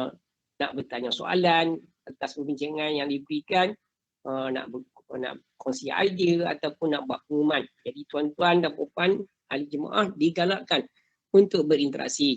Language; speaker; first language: Malay; native; Malay